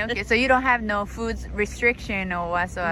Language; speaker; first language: English; non-native, fluent; Japanese